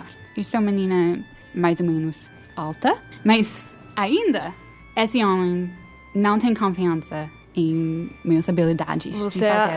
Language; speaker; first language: Portuguese; non-native, fluent; English